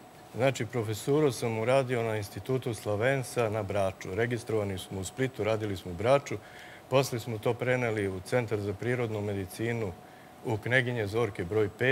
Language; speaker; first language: Serbian; native; Serbian